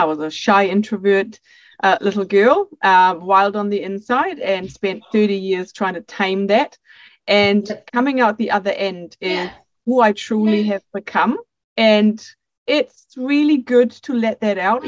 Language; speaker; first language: English; non-native, fluent; German